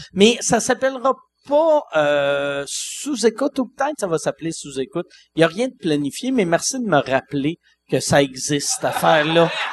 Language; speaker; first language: French; native; French